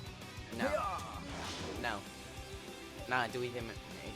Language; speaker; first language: Welsh; non-native, local second language; English